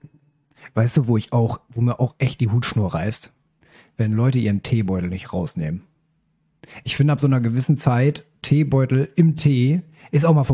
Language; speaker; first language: German; native; German